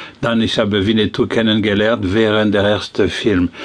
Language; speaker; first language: German; non-native, learner; French